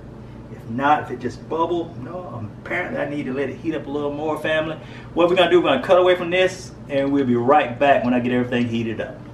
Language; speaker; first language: English; native; English